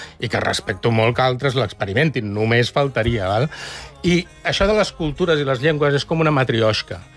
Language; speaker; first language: Catalan; native; Catalan